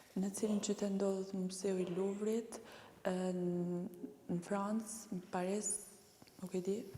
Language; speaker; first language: Albanian; early bilingual, heritage; Albanian